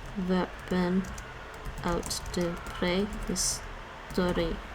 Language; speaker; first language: Dutch; non-native, learner; English